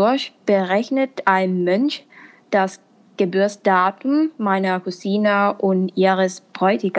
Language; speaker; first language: German; non-native, fluent; Thai